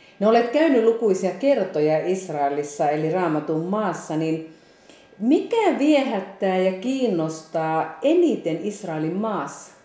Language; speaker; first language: Finnish; native; Finnish